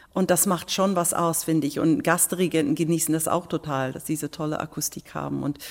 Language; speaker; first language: German; non-native, fluent; English